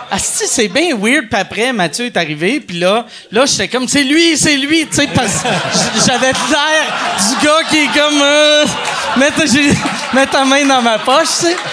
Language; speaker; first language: French; native; French